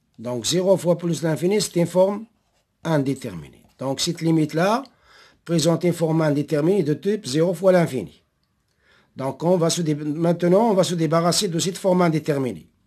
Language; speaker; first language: French; non-native, local second language; Arabic